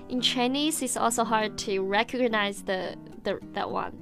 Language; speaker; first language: English; non-native, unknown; Chinese